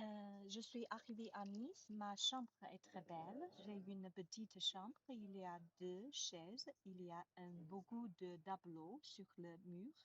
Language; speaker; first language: French; non-native, learner; Chinese